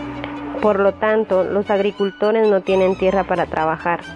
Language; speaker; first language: Spanish; native; Spanish